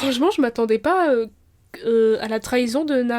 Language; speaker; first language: French; native; French